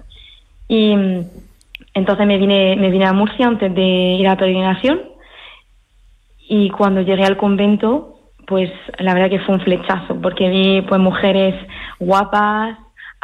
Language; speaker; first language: Spanish; early bilingual, heritage; French